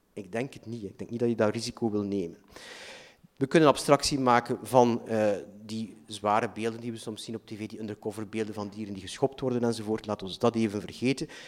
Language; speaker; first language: Dutch; native; Dutch